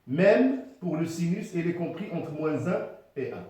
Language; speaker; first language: French; non-native, local second language; Arabic